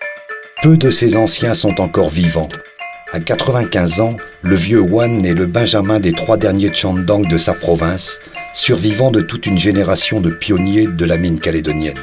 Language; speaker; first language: French; native; French